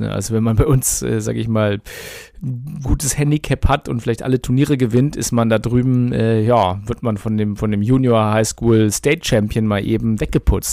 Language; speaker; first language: German; native; German